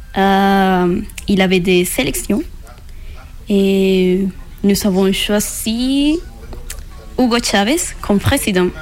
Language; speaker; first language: French; non-native, learner; Spanish